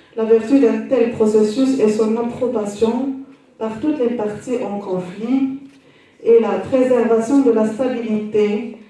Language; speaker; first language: French; non-native, local second language; Arabic